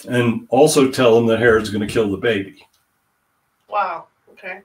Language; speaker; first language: English; native; English